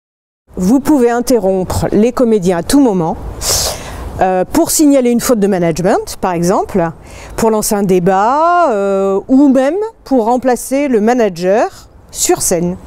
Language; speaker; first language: French; native; French